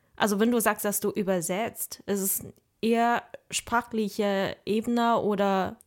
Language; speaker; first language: German; non-native, fluent; Chinese